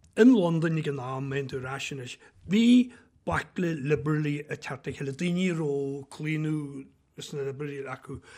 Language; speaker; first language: Irish; native; Irish